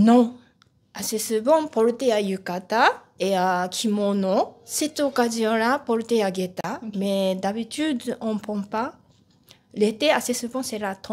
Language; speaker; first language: French; non-native, learner; Japanese